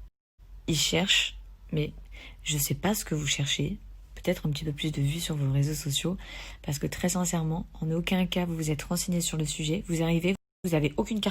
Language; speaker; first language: French; native; French